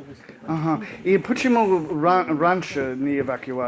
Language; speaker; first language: Russian; non-native, learner; English